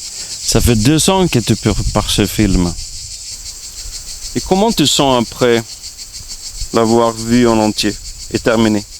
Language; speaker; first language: French; non-native, learner; Swedish